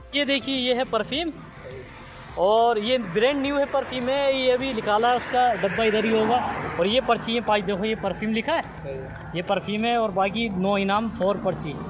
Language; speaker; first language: Hindi; native; Hindi